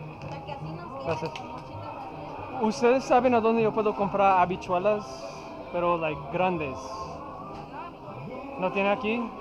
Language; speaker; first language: Spanish; non-native, learner; English